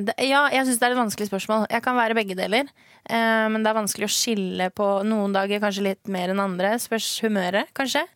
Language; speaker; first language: Norwegian; early bilingual, other home language; Swedish